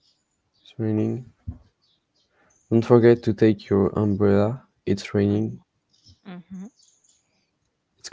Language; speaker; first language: English; non-native, learner; French